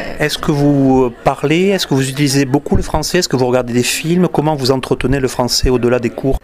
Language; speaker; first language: French; native; French